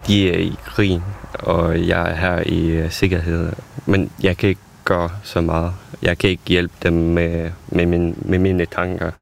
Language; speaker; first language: Danish; non-native, fluent; Ukrainian